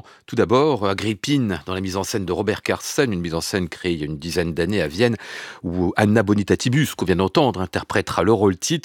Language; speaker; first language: French; native; French